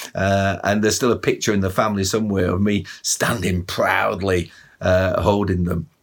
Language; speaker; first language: English; native; English